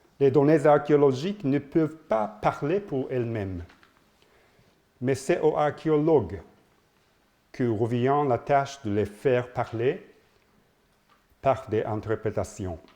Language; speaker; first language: French; non-native, learner; Japanese